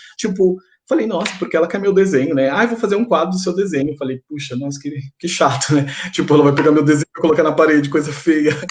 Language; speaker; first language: Portuguese; native; Portuguese